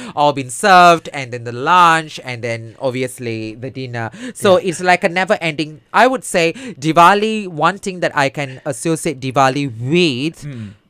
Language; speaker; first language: English; non-native, local second language; Tamil